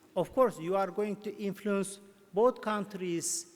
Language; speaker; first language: English; non-native, fluent; Turkish